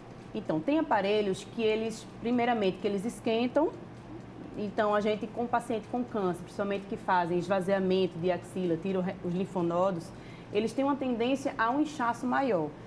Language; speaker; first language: Portuguese; native; Portuguese